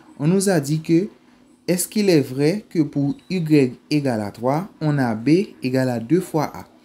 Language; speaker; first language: French; non-native, local second language; Haitian Creole